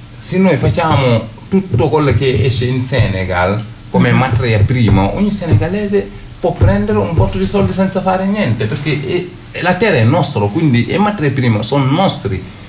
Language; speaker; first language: Italian; non-native, fluent; Wolof